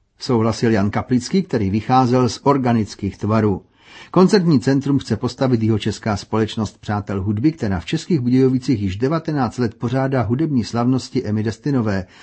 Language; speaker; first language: Czech; native; Czech